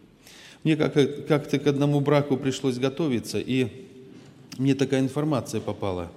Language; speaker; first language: Russian; native; Russian